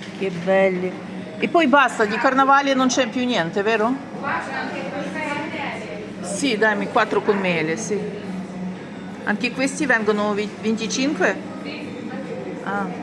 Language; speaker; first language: Italian; non-native, learner; Ukrainian